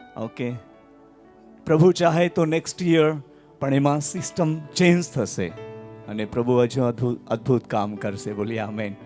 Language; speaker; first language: Gujarati; non-native, local second language; Marathi